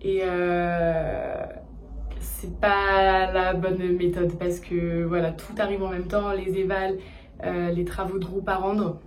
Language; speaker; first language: French; native; French